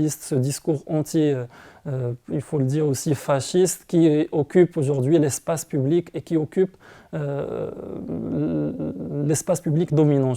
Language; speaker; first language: French; non-native, local second language; Arabic